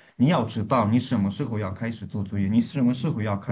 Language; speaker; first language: Chinese; non-native, fluent; Russian